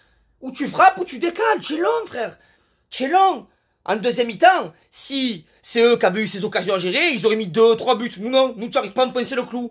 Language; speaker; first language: French; native; French